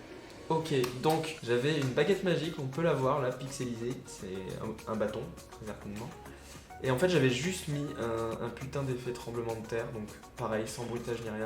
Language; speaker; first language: French; native; French